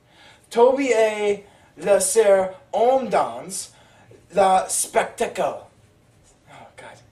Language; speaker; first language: French; non-native, learner; English